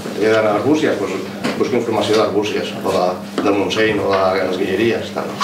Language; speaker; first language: Catalan; non-native, local second language; Spanish